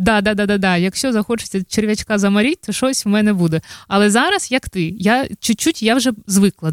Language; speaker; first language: Ukrainian; native; Ukrainian